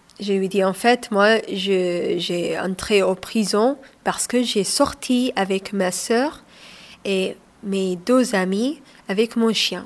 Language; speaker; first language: French; non-native, learner; Somali